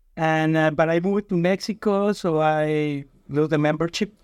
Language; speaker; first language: English; non-native, fluent; Spanish